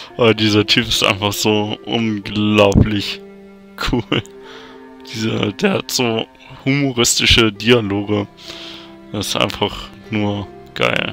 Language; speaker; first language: German; native; German